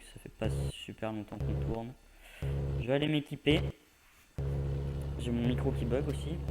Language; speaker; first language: French; native; French